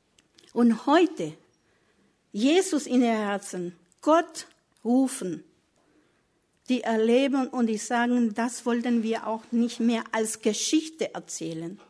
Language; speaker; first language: German; non-native, learner; Spanish